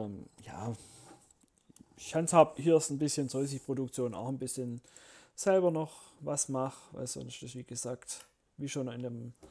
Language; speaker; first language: German; native; German